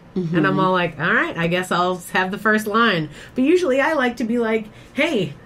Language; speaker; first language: English; native; English